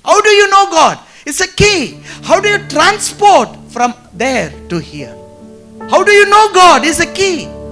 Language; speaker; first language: English; non-native, local second language; Telugu